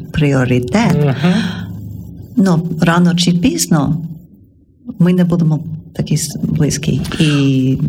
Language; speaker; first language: Ukrainian; non-native, learner; English